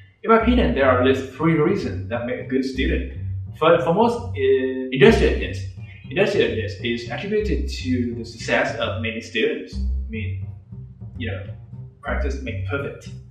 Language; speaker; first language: English; non-native, fluent; Vietnamese